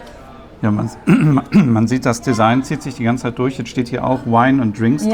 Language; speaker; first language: German; native; German